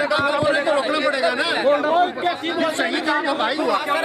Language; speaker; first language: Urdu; non-native, local second language; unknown